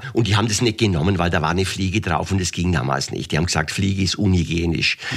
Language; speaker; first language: German; native; German